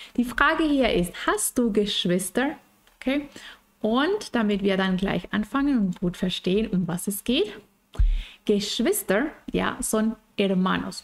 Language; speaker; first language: German; non-native, fluent; Spanish